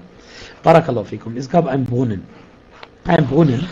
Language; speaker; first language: German; non-native, fluent; Arabic